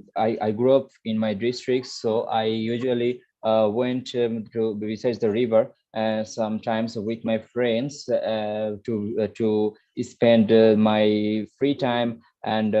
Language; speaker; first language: English; non-native, learner; Bangla